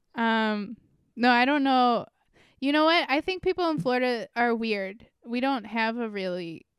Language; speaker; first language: English; native; English